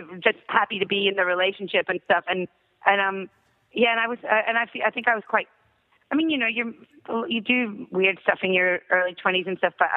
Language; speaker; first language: English; native; English